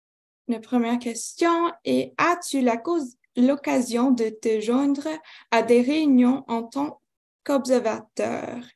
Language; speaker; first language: French; non-native, local second language; English